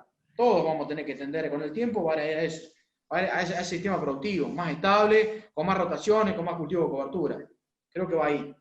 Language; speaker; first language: Spanish; native; Spanish